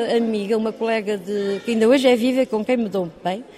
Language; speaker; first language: Portuguese; native; Portuguese